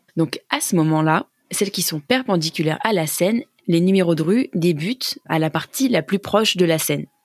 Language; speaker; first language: French; native; French